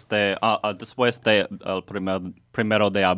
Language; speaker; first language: Spanish; non-native, learner; English